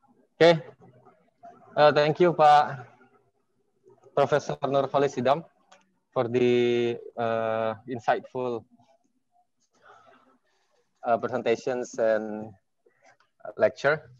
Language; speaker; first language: English; non-native, fluent; Indonesian